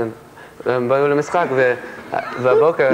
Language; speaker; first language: Hebrew; early bilingual, heritage; English